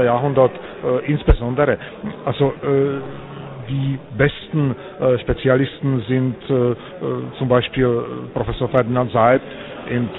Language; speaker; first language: German; non-native, fluent; Czech